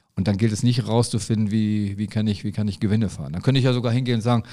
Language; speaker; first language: German; native; German